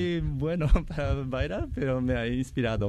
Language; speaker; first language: Spanish; non-native, learner; Japanese